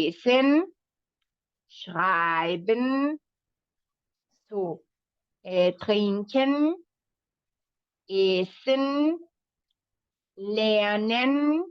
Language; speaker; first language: German; non-native, fluent; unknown